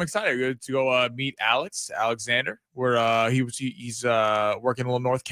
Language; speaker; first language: English; native; English